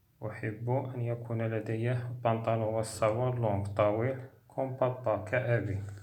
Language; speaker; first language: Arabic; native; Arabic